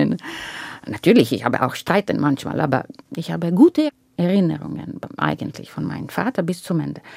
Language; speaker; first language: German; non-native, learner; Italian